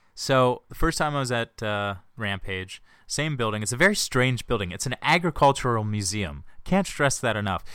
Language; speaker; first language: English; native; English